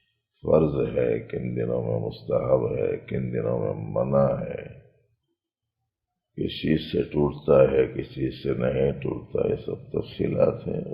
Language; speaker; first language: Urdu; native; Urdu